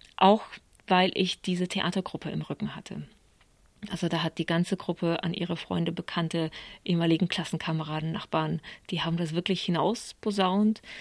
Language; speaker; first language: German; early bilingual, other home language; Polish